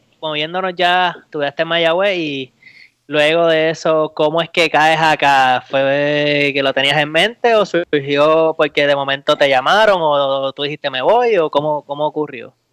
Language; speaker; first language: Spanish; native; Spanish